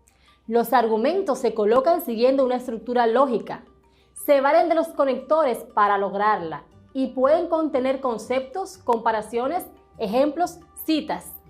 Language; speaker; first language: Spanish; native; Spanish